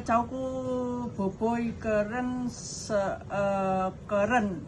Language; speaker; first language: Cantonese; non-native, learner; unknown